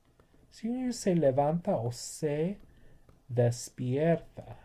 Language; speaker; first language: Spanish; non-native, fluent; English